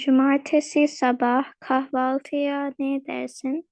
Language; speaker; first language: Turkish; non-native, learner; Urdu